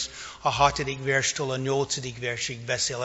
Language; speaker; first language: Hungarian; non-native, fluent; English